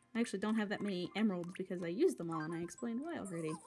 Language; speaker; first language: English; native; English